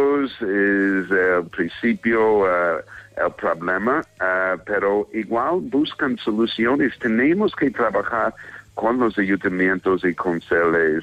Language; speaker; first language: Spanish; non-native, fluent; English